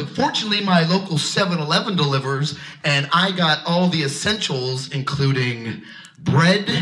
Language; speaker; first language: English; native; English